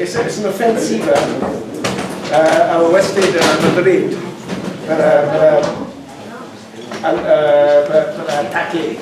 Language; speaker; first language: Spanish; non-native, learner; English